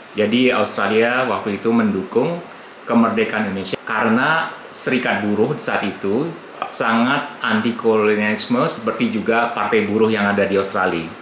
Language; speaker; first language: Indonesian; native; Indonesian